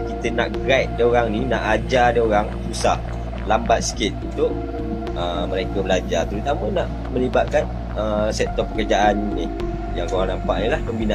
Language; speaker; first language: Malay; native; Malay